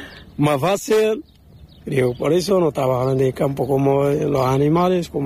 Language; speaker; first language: Spanish; non-native, learner; Arabic